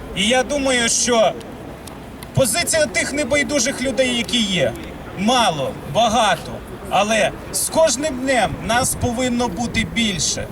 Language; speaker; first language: Ukrainian; native; Ukrainian